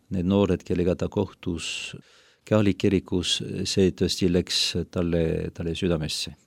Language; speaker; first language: Estonian; non-native, fluent; French